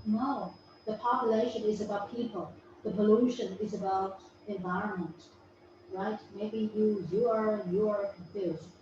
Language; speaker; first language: English; non-native, fluent; Vietnamese